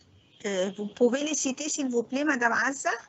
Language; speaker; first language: French; non-native, fluent; Arabic